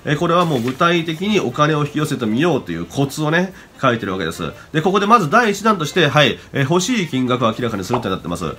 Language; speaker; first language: Japanese; native; Japanese